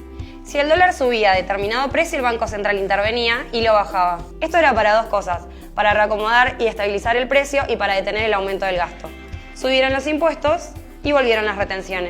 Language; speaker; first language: Spanish; native; Spanish